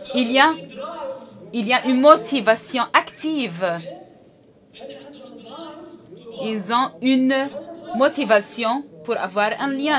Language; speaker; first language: French; non-native, local second language; Arabic